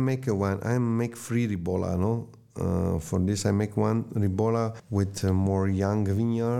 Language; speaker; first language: English; non-native, learner; Slovenian